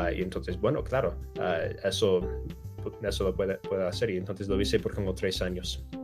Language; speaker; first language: Spanish; non-native, fluent; English